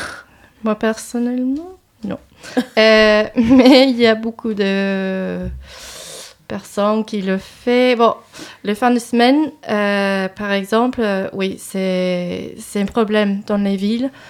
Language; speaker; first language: French; non-native, fluent; English